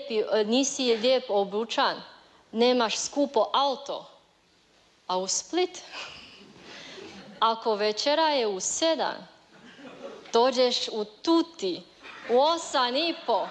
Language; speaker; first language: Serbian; non-native, learner; Chinese